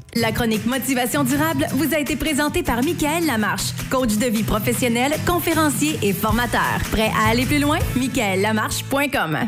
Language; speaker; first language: French; native; French